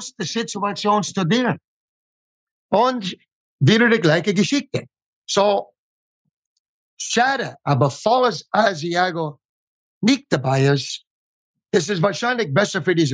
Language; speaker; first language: German; non-native, fluent; English